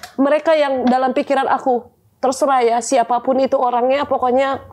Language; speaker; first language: Indonesian; native; Indonesian